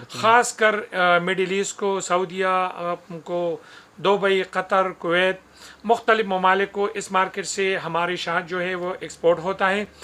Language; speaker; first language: Urdu; non-native, local second language; Pashto